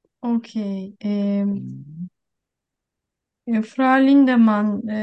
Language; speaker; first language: German; non-native, learner; Turkish